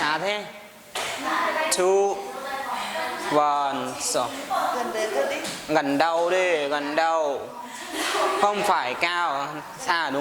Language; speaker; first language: Vietnamese; non-native, learner; Hindi